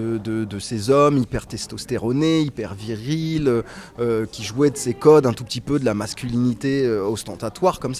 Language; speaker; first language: French; native; French